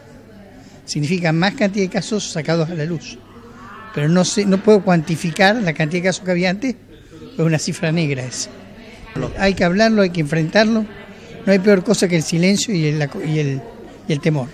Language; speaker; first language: Spanish; native; Spanish